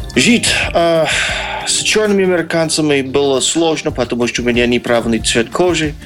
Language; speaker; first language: Russian; non-native, fluent; English